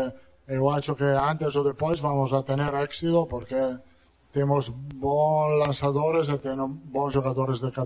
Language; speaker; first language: Portuguese; non-native, fluent; Italian